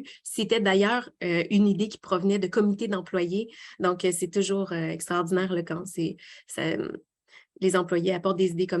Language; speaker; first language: French; native; French